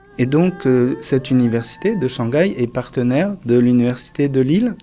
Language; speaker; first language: French; native; French